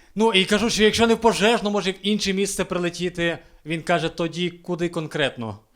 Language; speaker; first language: Ukrainian; native; Ukrainian